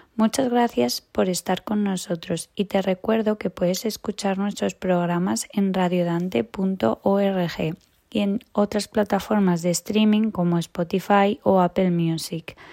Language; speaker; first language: Spanish; native; Spanish